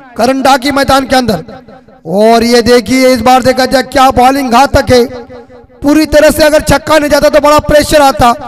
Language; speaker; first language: Hindi; non-native, local second language; Marathi